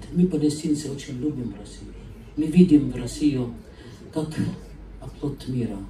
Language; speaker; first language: Russian; non-native, fluent; Arabic